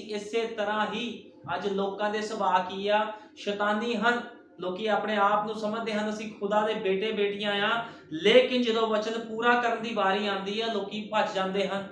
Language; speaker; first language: Hindi; non-native, local second language; Punjabi